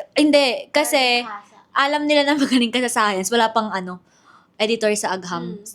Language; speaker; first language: Filipino; native; Filipino